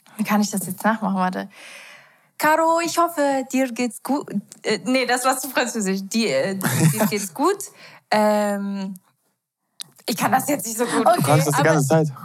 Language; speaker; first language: German; early bilingual, other home language; Portuguese